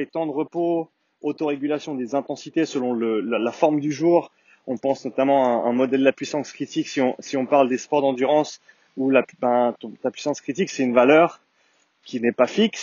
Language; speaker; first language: French; native; French